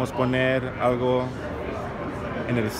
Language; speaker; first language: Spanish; early bilingual, heritage; Spanish